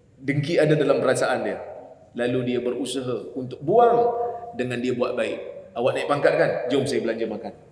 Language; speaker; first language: Malay; native; Malay